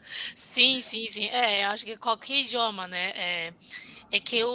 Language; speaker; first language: Portuguese; non-native, fluent; Chinese